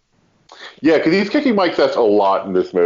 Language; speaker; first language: English; native; English